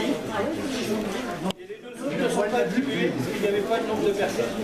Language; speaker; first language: French; native; French